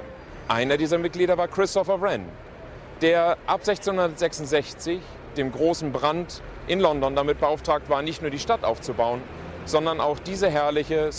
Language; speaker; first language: German; native; German